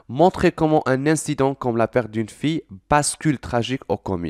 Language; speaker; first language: French; non-native, local second language; Arabic